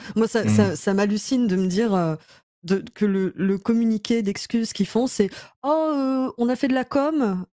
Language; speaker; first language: French; native; French